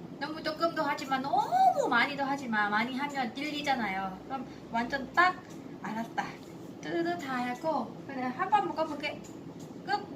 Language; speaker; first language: Korean; non-native, learner; Thai